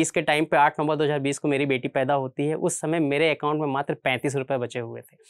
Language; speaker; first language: Hindi; native; Hindi